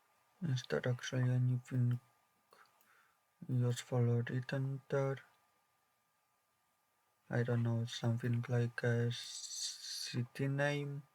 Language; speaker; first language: English; non-native, fluent; Polish